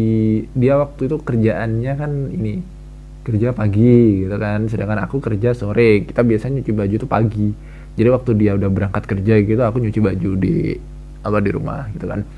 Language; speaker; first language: Indonesian; native; Indonesian